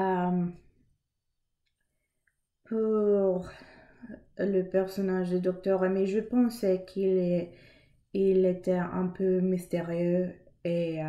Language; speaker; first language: French; non-native, learner; English